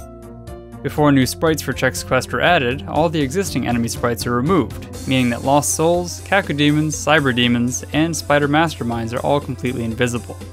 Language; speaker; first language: English; native; English